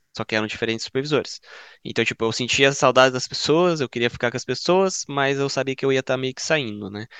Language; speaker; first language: Portuguese; native; Portuguese